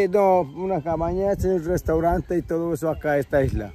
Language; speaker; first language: Spanish; non-native, local second language; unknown